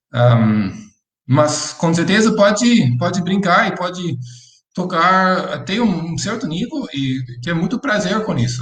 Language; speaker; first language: Portuguese; non-native, fluent; English